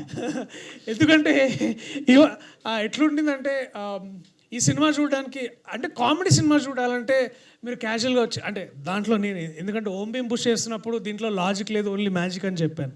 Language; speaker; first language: Telugu; native; Telugu